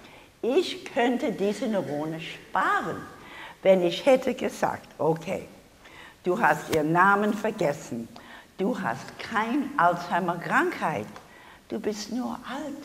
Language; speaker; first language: German; non-native, learner; English